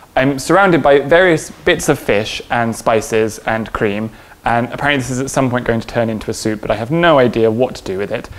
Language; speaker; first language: English; native; English